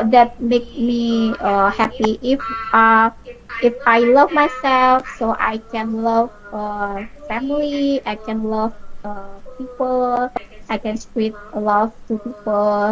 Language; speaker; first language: English; non-native, learner; Indonesian